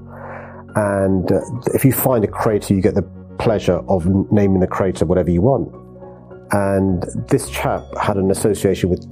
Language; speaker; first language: English; native; English